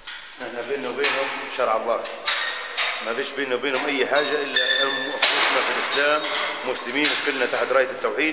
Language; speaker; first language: Arabic; native; Arabic